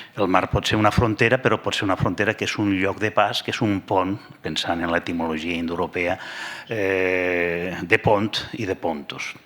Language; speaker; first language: Catalan; non-native, local second language; Spanish